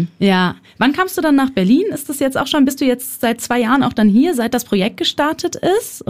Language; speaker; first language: German; native; German